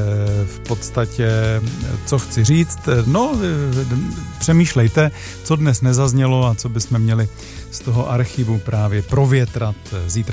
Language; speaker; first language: Czech; native; Czech